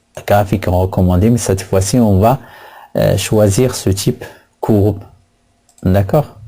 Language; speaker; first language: French; non-native, local second language; Arabic